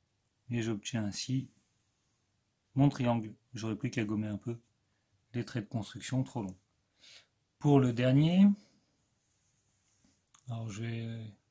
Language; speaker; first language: French; native; French